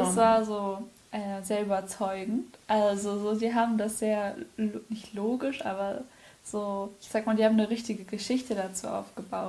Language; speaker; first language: German; native; German